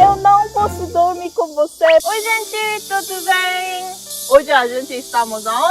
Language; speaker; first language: Portuguese; non-native, fluent; Korean